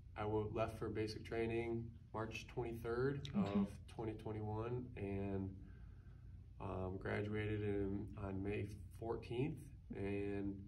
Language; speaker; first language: English; native; English